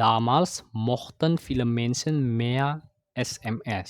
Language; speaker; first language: German; non-native, fluent; Indonesian